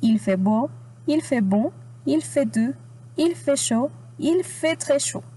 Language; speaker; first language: French; non-native, fluent; Spanish